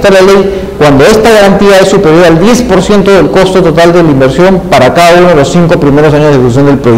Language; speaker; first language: Spanish; native; Spanish